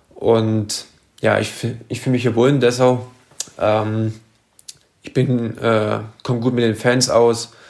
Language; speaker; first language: German; native; German